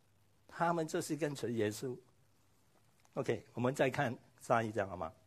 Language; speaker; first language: Chinese; non-native, local second language; Cantonese